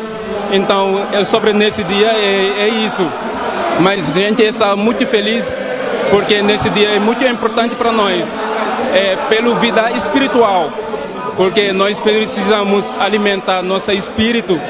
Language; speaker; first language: Portuguese; non-native, fluent; Wolof